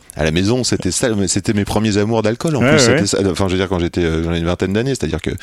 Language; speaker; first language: French; native; French